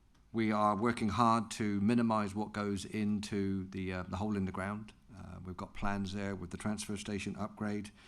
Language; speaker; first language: English; native; English